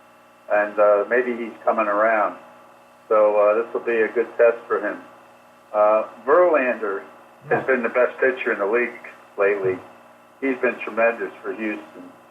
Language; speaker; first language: English; native; English